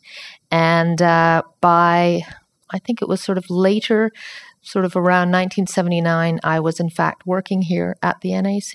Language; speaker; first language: English; native; English